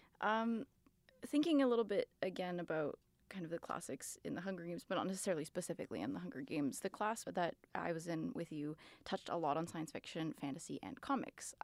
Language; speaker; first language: English; early bilingual, other home language; Portuguese